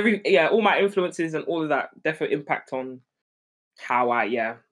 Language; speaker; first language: English; native; English